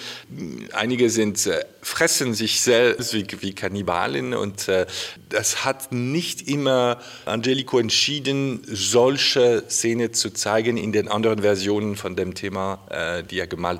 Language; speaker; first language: German; non-native, fluent; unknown